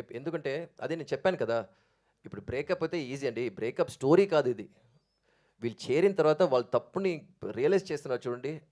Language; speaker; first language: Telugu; native; Telugu